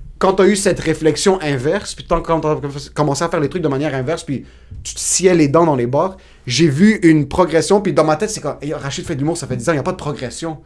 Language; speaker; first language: French; native; French